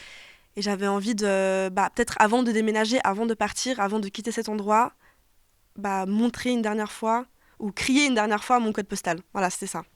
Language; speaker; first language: French; native; French